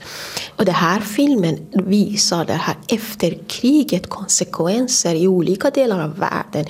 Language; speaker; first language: Swedish; non-native, fluent; Persian